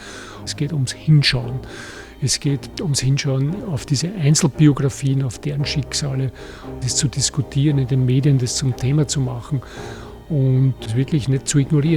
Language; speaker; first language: German; native; German